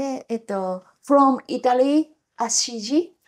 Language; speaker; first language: English; non-native, learner; Japanese